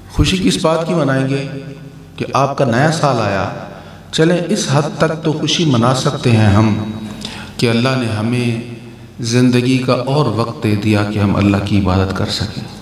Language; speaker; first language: Urdu; non-native, local second language; Punjabi